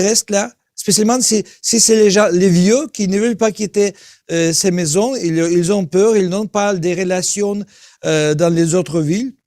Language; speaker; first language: French; non-native, learner; Russian